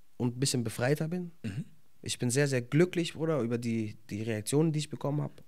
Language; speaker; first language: German; native; German